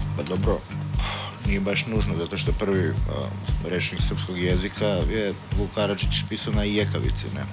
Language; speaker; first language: Croatian; early bilingual, other home language; Slovenian